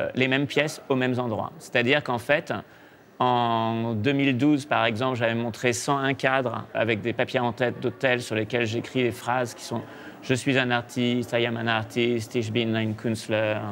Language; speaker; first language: French; native; French